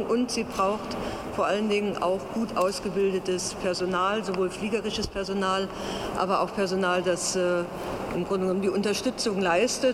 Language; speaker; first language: German; native; German